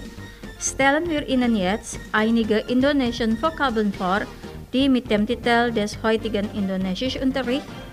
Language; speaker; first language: German; non-native, fluent; Indonesian